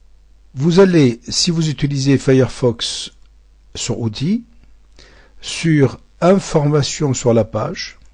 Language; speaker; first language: French; native; French